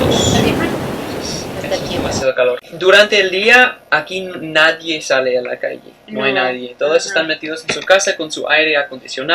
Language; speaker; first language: Spanish; non-native, fluent; English